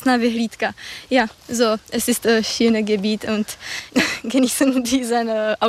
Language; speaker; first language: German; non-native, learner; Czech